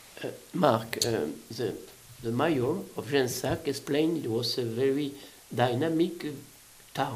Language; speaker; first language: English; non-native, learner; French